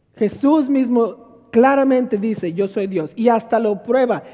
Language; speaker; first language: Spanish; native; Spanish